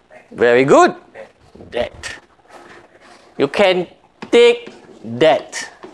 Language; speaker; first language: English; non-native, local second language; Malay